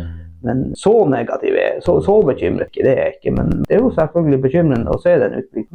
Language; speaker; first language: Norwegian; non-native, local second language; Northern Sami